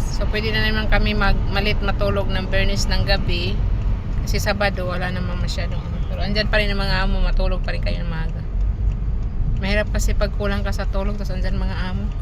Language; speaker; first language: Filipino; non-native, local second language; Cebuano